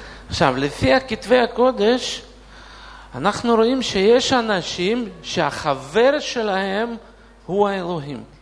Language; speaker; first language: Hebrew; non-native, fluent; Russian